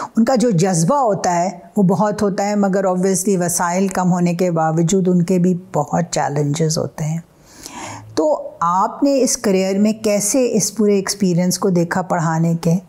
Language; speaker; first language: Urdu; native; Urdu